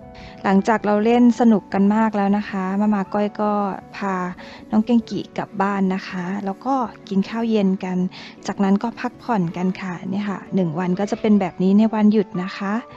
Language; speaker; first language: Thai; native; Thai